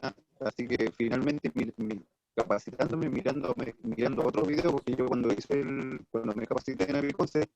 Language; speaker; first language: Spanish; native; Spanish